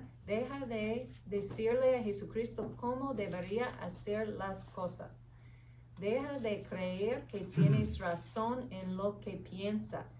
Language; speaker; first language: Spanish; non-native, fluent; English